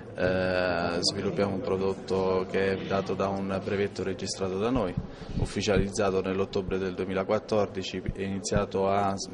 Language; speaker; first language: Italian; native; Italian